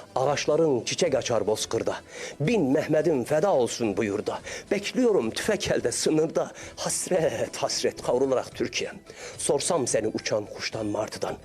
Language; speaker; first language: Turkish; early bilingual, heritage; Arabic